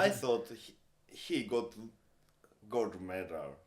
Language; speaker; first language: English; non-native, learner; Japanese